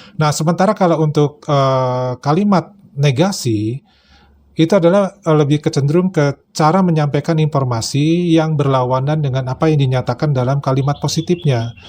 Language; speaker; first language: Indonesian; native; Indonesian